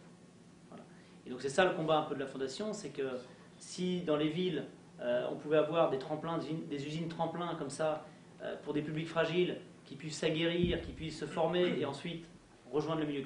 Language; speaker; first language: French; native; French